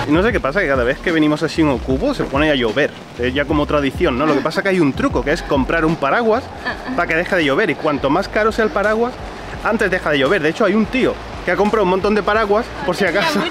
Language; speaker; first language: Spanish; native; Spanish